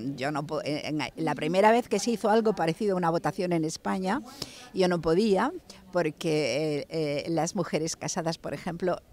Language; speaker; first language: Spanish; native; Spanish